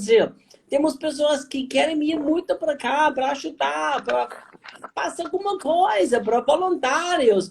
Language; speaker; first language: Portuguese; non-native, fluent; German